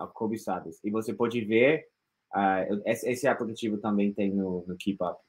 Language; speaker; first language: Portuguese; non-native, fluent; English